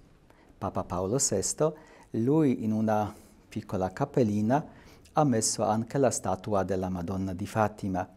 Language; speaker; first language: Italian; non-native, fluent; Polish